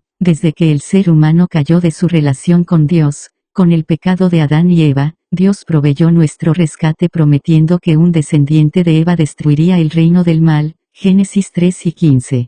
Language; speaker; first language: Spanish; native; Spanish